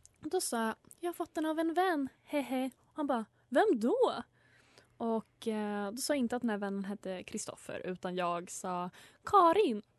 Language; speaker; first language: Swedish; native; Swedish